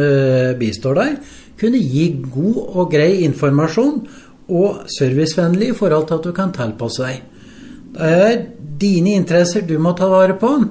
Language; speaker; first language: Norwegian; native; Norwegian